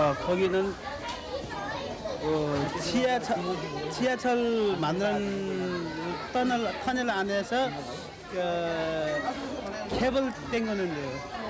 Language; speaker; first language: Korean; non-native, learner; Nepali